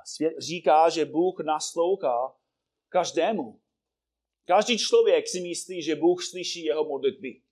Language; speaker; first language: Czech; non-native, fluent; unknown